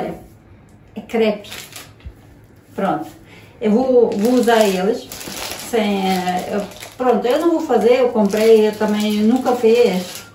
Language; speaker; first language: Portuguese; non-native, fluent; Ukrainian